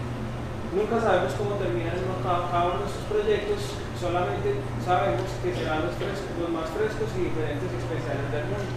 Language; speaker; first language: Spanish; native; Spanish